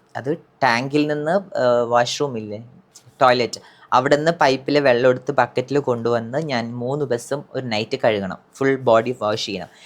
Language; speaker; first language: Malayalam; native; Malayalam